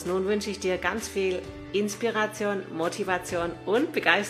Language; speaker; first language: German; native; German